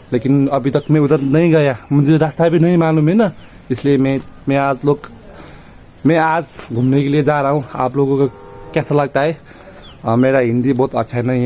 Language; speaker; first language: Hindi; non-native, learner; Nepali